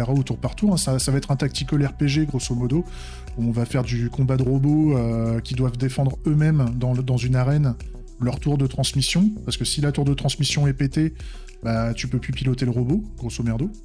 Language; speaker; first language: French; native; French